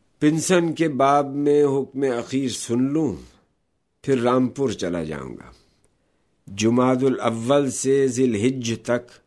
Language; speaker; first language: Urdu; native; Urdu